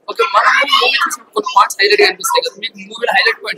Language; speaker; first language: Telugu; native; Telugu